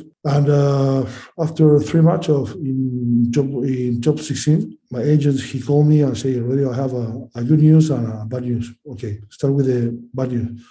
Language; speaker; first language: English; non-native, learner; Spanish